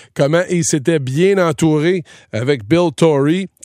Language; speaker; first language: French; native; French